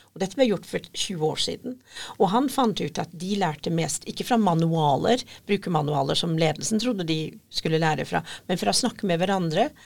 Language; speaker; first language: Norwegian; non-native, fluent; English